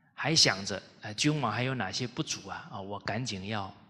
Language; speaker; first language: Chinese; native; Chinese